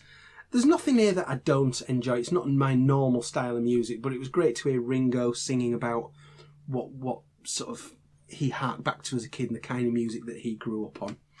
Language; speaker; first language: English; native; English